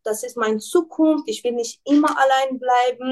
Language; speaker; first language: German; non-native, learner; Persian